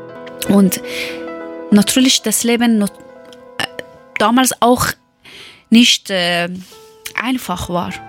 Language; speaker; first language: German; non-native, learner; Persian